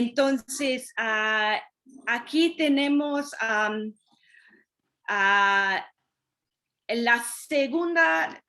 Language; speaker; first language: Spanish; non-native, fluent; English